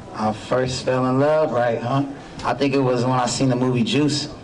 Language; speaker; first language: English; native; English